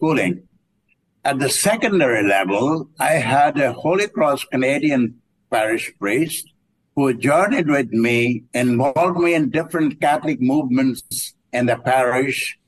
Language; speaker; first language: English; non-native, local second language; Bangla